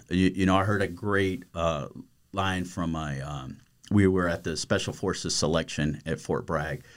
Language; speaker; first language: English; native; English